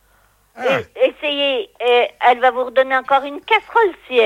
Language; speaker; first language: French; native; French